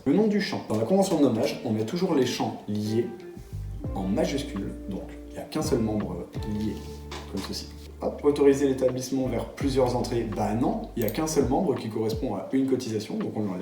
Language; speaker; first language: French; native; French